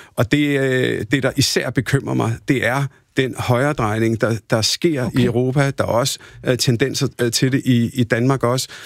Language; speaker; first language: Danish; early bilingual, other home language; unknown